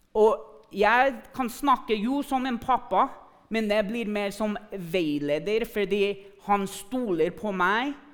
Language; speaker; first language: Norwegian; non-native, fluent; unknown